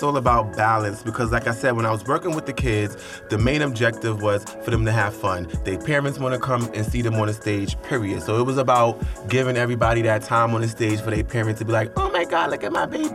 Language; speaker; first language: English; native; English